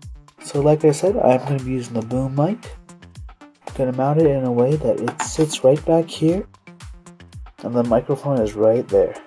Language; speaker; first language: English; native; English